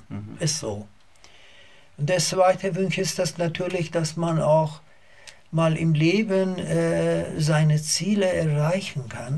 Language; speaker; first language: German; non-native, learner; Azerbaijani